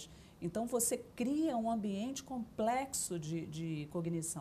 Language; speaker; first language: Portuguese; native; Portuguese